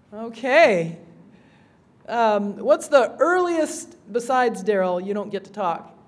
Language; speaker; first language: English; native; English